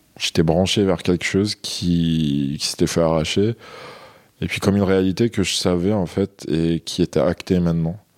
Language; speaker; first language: French; non-native, local second language; Arabic